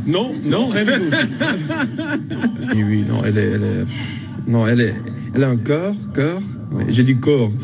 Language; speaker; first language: French; non-native, learner; English